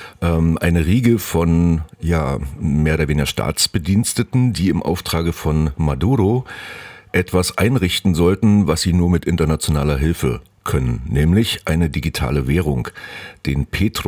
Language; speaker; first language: German; native; German